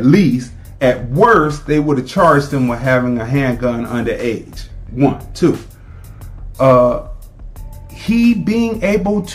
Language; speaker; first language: English; native; English